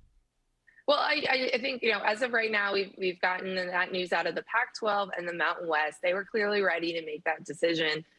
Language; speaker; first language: English; native; English